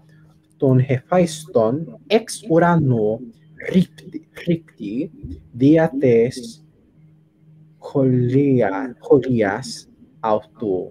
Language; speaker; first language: Greek; non-native, fluent; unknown